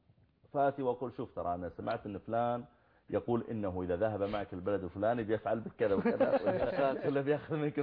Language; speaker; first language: Arabic; native; Arabic